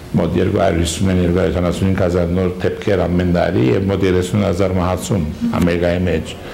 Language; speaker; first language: Armenian; early bilingual, heritage; Armenian